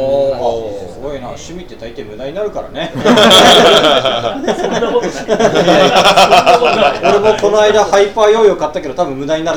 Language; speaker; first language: Japanese; native; Japanese